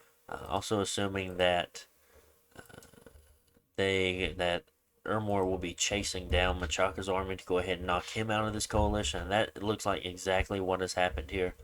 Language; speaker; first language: English; native; English